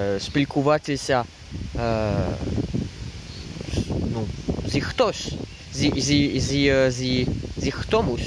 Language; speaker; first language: Ukrainian; non-native, learner; French